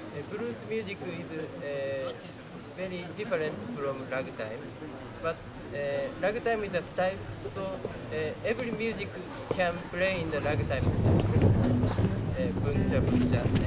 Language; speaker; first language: English; non-native, learner; Japanese